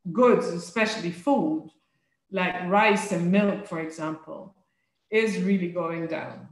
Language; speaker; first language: English; non-native, fluent; French